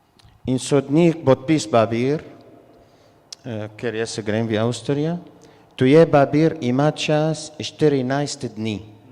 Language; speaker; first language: Slovenian; non-native, learner; Arabic